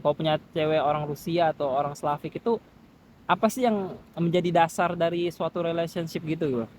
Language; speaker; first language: Indonesian; non-native, fluent; Russian